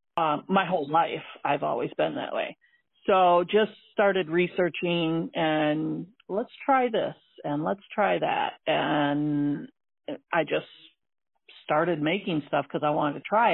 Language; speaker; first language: English; native; English